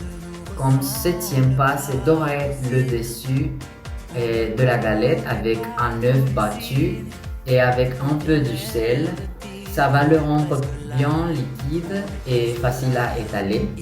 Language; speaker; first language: French; non-native, learner; Spanish